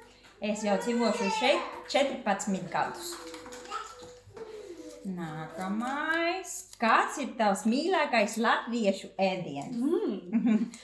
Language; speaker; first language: Latvian; non-native, fluent; Spanish